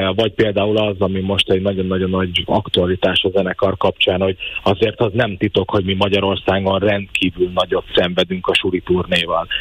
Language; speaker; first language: Hungarian; native; Hungarian